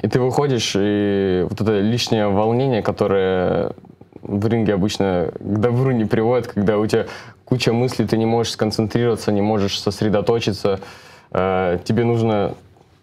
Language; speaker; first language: Russian; native; Russian